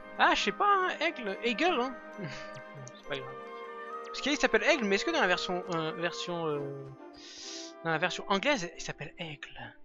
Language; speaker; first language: French; native; French